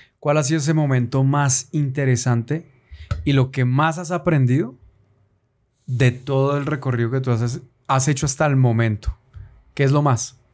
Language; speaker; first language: Spanish; native; Spanish